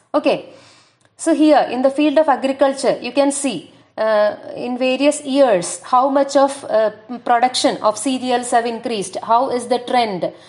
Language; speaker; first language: English; non-native, local second language; Malayalam